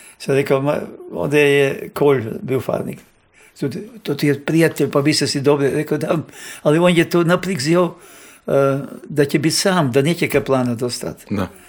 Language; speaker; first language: Croatian; native; Croatian